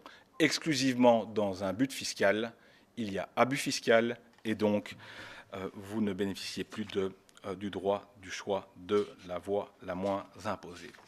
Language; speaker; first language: French; native; French